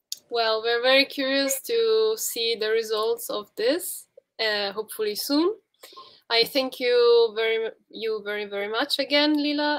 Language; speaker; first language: English; non-native, fluent; Italian